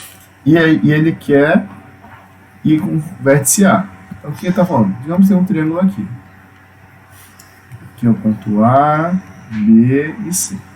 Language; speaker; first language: Portuguese; native; Portuguese